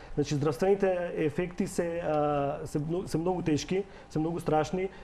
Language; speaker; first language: Macedonian; native; Macedonian